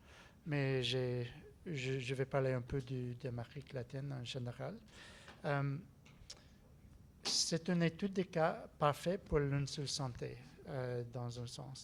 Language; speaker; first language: French; non-native, learner; English